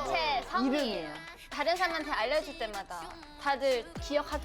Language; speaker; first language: Korean; non-native, fluent; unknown